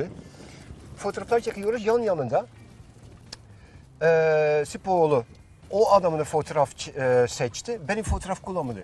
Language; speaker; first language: Turkish; non-native, fluent; Dutch